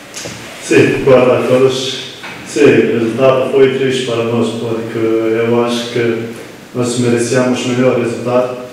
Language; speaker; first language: Portuguese; non-native, learner; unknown